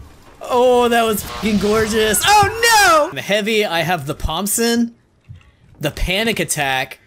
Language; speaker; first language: English; native; English